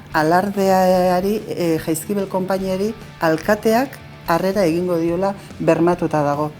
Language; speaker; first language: Basque; native; Basque